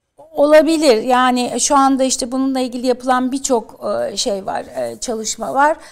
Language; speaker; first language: Turkish; native; Turkish